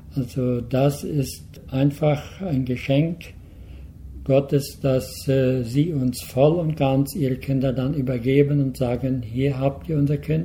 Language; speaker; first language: German; early bilingual, heritage; Low German